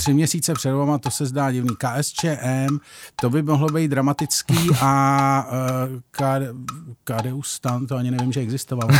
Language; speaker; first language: Czech; native; Czech